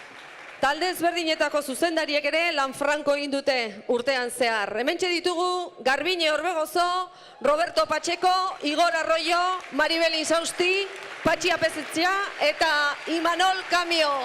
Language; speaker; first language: Basque; native; Basque